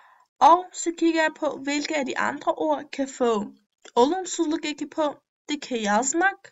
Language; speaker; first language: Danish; early bilingual, other home language; Turkish